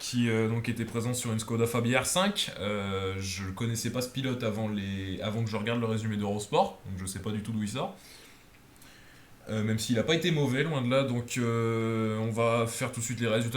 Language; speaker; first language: French; native; French